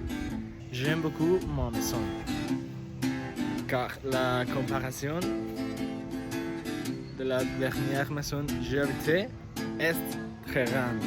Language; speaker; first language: French; non-native, learner; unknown